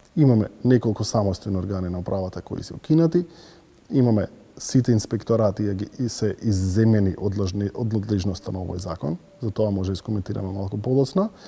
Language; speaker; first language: Macedonian; native; Macedonian